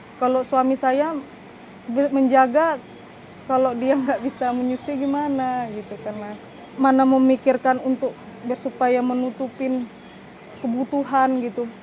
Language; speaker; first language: Indonesian; native; Indonesian